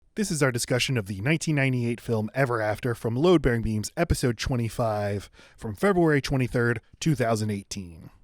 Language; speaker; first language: English; native; English